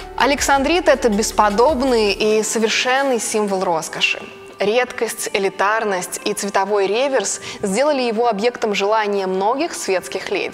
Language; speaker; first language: Russian; native; Russian